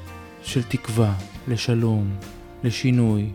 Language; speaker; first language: Hebrew; native; Hebrew